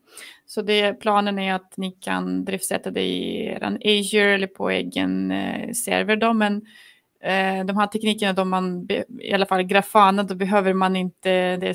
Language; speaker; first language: Swedish; non-native, fluent; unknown